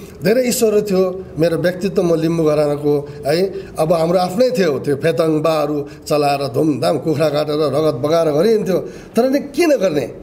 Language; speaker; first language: Nepali; non-native, local second language; Limbu